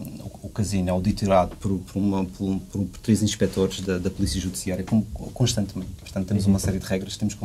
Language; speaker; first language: Portuguese; native; Portuguese